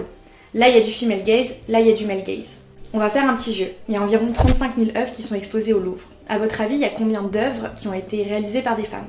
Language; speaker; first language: French; native; French